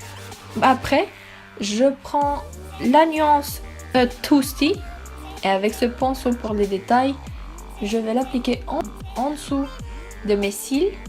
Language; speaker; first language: French; non-native, fluent; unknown